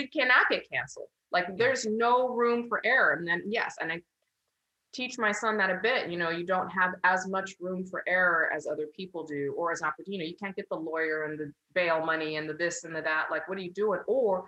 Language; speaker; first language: English; native; English